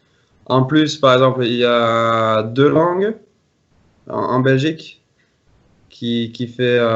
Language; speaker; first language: French; non-native, fluent; Norwegian